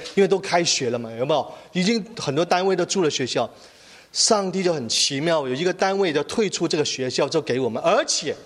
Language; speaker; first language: Chinese; native; Chinese